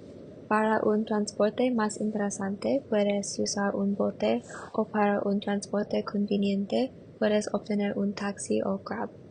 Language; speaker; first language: Spanish; non-native, learner; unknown